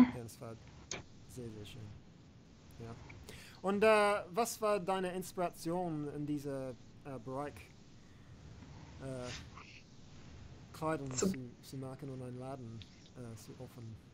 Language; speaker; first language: German; non-native, learner; English